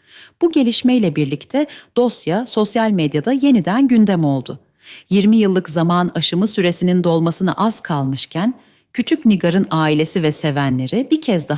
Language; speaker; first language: Turkish; native; Turkish